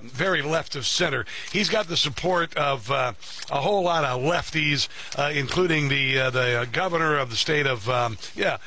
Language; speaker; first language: English; native; English